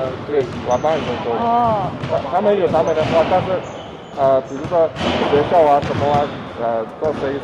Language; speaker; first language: Chinese; early bilingual, heritage; Chinese